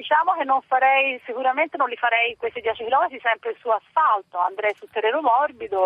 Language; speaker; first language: Italian; native; Italian